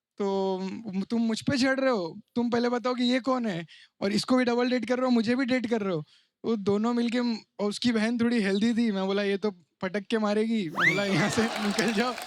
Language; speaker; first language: Hindi; native; Hindi